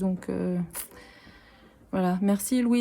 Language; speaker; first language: French; native; French